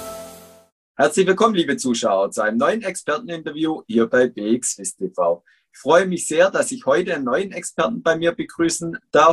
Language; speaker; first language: German; native; German